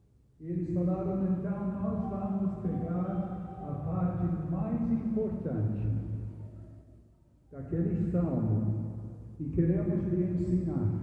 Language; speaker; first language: Portuguese; non-native, fluent; English